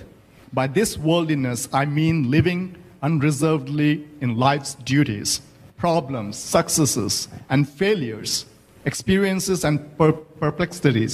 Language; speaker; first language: English; non-native, local second language; Malayalam